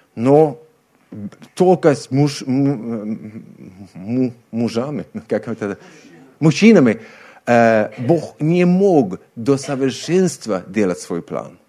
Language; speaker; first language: Russian; non-native, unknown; Swedish